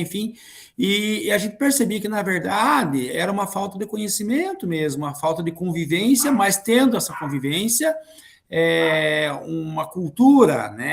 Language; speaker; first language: Portuguese; native; Portuguese